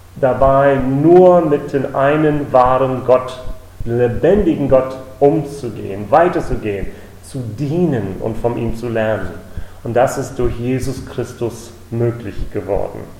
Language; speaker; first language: German; non-native, fluent; English